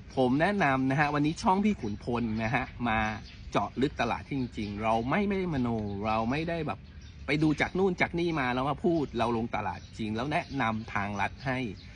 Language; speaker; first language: Thai; native; Thai